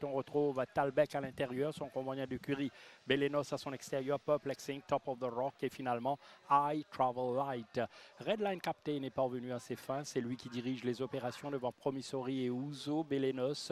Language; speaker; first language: French; non-native, local second language; Morisyen